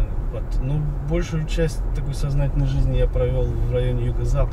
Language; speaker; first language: Russian; native; Russian